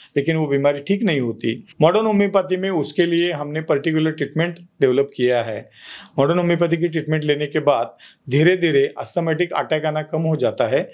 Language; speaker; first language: Hindi; non-native, local second language; Marathi